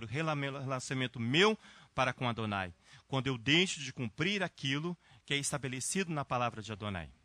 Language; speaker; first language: Portuguese; native; Portuguese